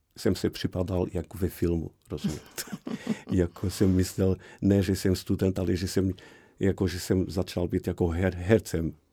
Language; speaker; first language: Czech; non-native, fluent; Portuguese